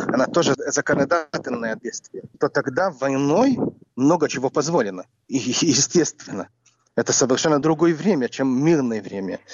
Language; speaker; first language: Russian; non-native, fluent; Hebrew